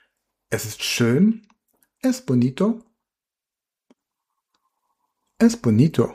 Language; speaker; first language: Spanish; non-native, fluent; German